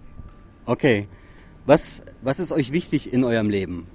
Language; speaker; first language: German; native; German